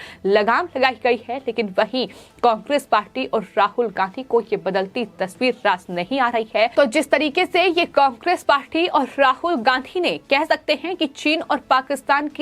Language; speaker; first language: Hindi; native; Hindi